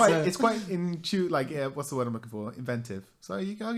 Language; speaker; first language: English; native; English